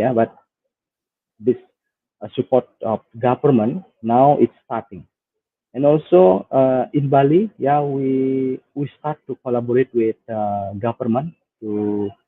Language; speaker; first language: English; non-native, fluent; Indonesian